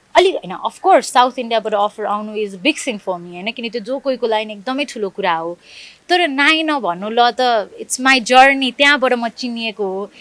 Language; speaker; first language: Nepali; native; Nepali